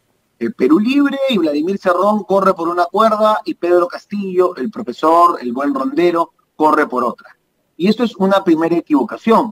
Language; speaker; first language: Spanish; native; Spanish